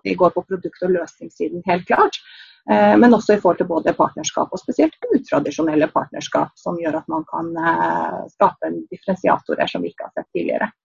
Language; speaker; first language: Norwegian; native; Norwegian